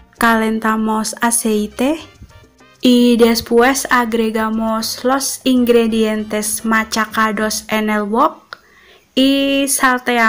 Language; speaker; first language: Spanish; non-native, fluent; Indonesian